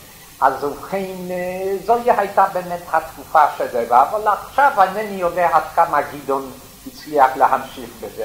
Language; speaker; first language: Hebrew; non-native, fluent; Yiddish